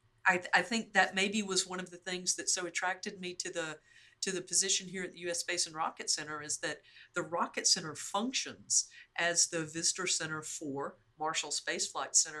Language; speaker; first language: English; native; English